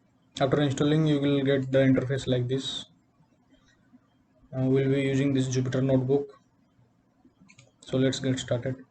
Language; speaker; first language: English; non-native, local second language; Odia